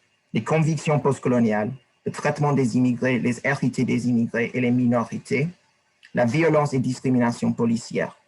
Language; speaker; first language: French; non-native, learner; English